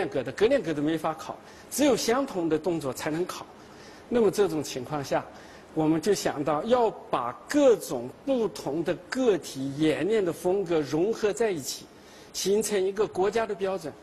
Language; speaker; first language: Chinese; native; Chinese